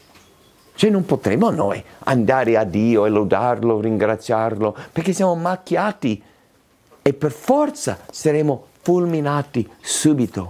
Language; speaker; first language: Italian; non-native, fluent; English